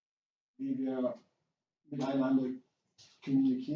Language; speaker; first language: German; non-native, fluent; English